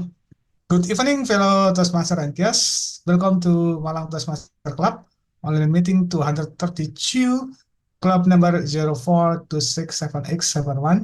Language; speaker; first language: English; non-native, fluent; Indonesian